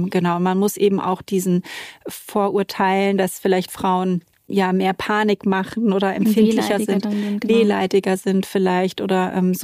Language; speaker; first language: German; native; German